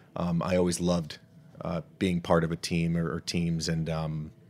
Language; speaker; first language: English; native; English